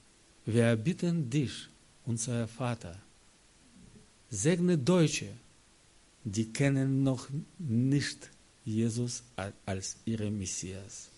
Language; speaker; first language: German; non-native, learner; Russian